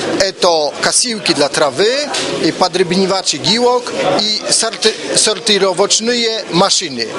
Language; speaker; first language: Polish; non-native, learner; Ukrainian